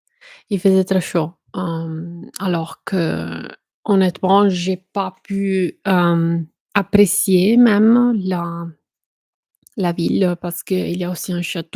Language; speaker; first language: French; non-native, fluent; Italian